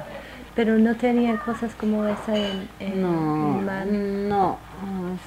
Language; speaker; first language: Spanish; non-native, fluent; English